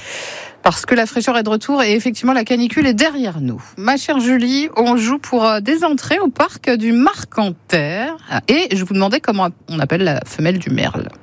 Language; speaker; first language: French; native; French